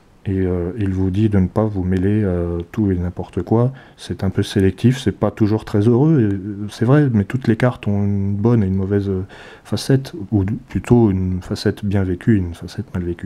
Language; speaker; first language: French; native; French